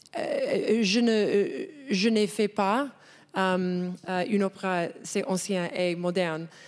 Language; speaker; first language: French; non-native, learner; English